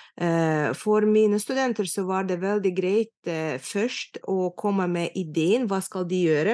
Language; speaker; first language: Norwegian; non-native, fluent; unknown